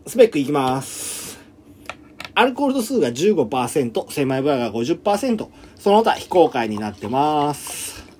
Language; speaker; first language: Japanese; native; Japanese